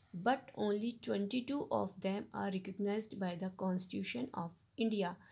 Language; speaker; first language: Hindi; native; Hindi